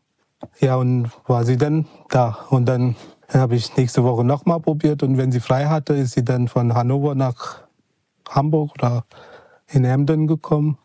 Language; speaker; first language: German; non-native, fluent; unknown